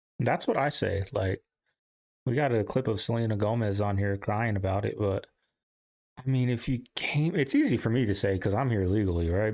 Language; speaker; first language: English; native; English